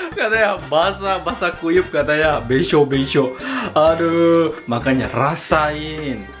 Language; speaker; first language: Indonesian; native; Indonesian